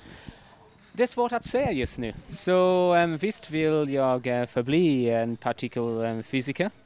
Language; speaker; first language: Swedish; non-native, fluent; English